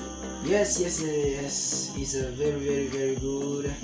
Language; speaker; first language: English; non-native, fluent; French